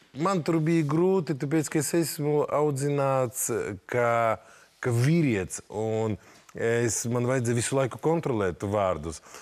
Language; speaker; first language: Latvian; native; Latvian